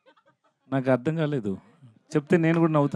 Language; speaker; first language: Telugu; non-native, learner; Tamil